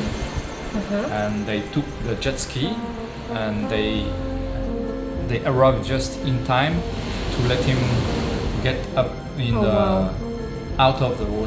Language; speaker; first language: English; non-native, learner; French